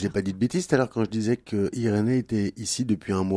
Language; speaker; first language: French; native; French